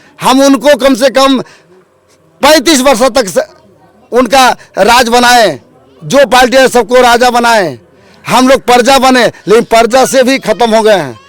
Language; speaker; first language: Hindi; non-native, local second language; Bhojpuri